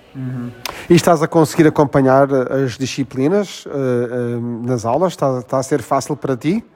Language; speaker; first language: Portuguese; native; Portuguese